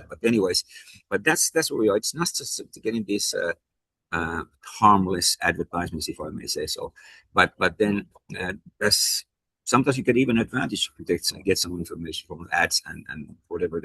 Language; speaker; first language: English; non-native, fluent; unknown